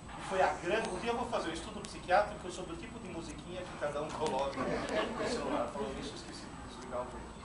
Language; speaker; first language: Portuguese; non-native, fluent; Italian